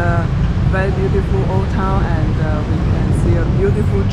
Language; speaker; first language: English; non-native, learner; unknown